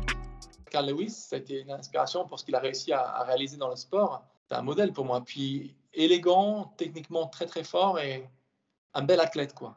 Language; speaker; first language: French; native; French